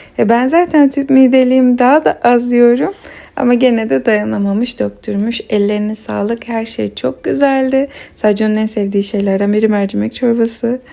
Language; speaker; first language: Turkish; native; Turkish